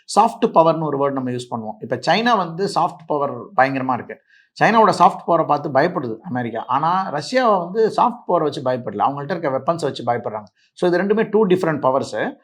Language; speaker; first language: Tamil; native; Tamil